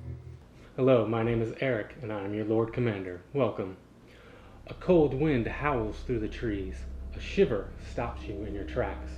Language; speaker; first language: English; native; English